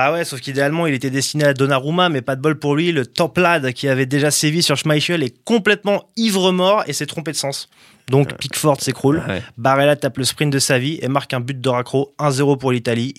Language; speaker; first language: French; native; French